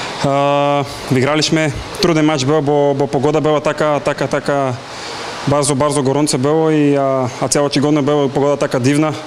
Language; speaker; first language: Polish; non-native, learner; Bulgarian